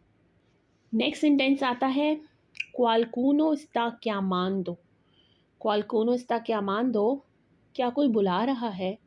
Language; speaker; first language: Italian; non-native, fluent; Urdu